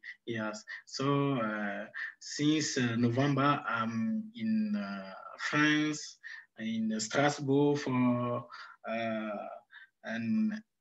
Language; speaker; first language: English; non-native, fluent; Sango